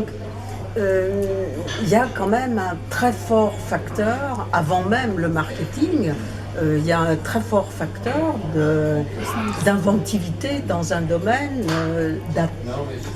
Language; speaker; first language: French; native; French